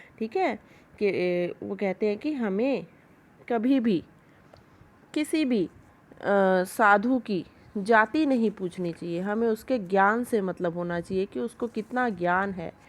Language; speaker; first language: Hindi; native; Hindi